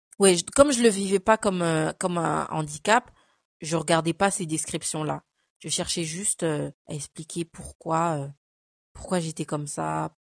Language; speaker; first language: French; early bilingual, other home language; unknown